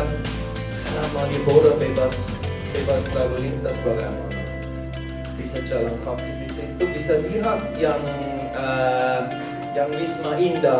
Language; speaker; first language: Indonesian; non-native, learner; English